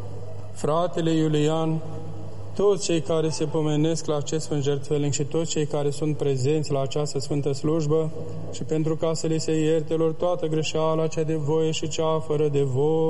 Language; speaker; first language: Romanian; native; Romanian